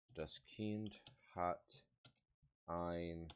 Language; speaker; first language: German; non-native, learner; English